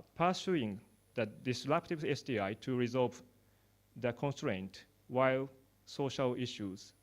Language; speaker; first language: English; non-native, fluent; Japanese